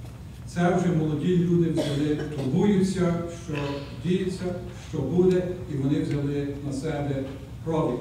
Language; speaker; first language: Ukrainian; early bilingual, heritage; Ukrainian